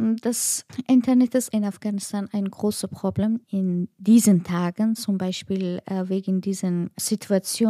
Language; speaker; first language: German; non-native, learner; Persian